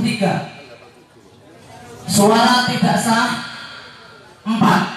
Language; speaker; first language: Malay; non-native, local second language; Javanese